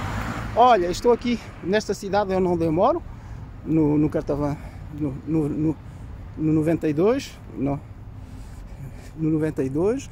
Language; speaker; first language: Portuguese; early bilingual, heritage; Portuguese